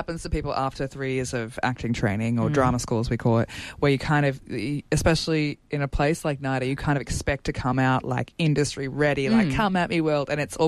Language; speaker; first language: English; native; English